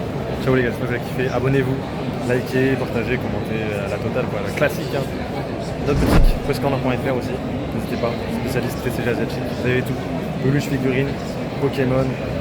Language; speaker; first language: French; native; French